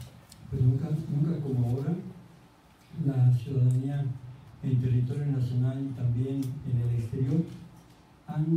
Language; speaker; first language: Spanish; native; Spanish